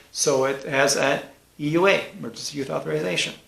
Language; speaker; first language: English; native; English